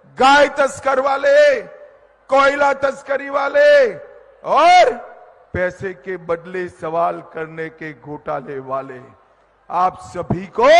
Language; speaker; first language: Hindi; non-native, local second language; Gujarati